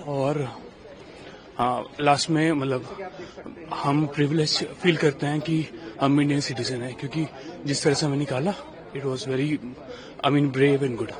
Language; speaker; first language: Hindi; native; Hindi